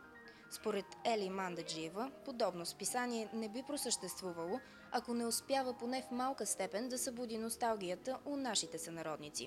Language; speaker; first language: Bulgarian; native; Bulgarian